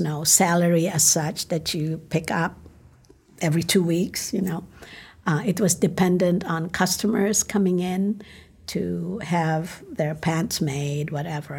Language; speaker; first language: English; non-native, local second language; Filipino